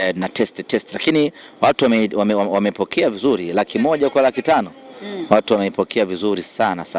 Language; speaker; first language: Swahili; native; Swahili